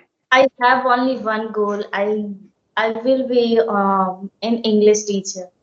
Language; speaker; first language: English; non-native, learner; Hindi